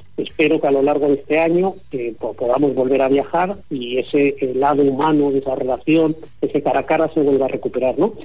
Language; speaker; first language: Spanish; native; Spanish